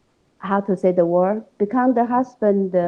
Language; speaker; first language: English; non-native, learner; Chinese